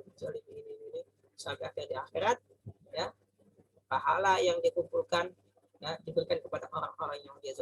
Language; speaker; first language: Indonesian; native; Indonesian